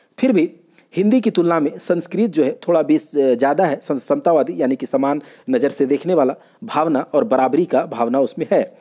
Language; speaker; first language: Hindi; non-native, local second language; Magahi